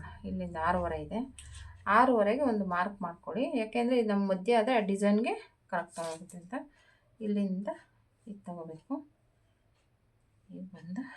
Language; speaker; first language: Kannada; native; Kannada